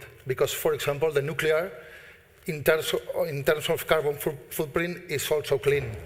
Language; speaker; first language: English; non-native, fluent; Spanish